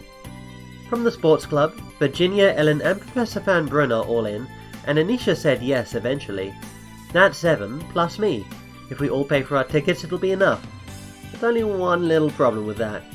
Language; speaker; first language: English; native; English